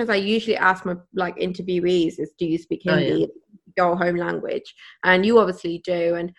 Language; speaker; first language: English; native; English